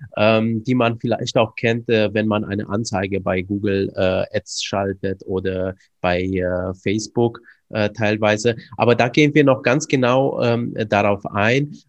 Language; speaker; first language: German; early bilingual, other home language; Romanian